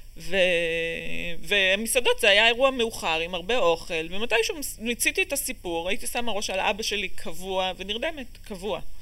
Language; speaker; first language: Hebrew; native; Hebrew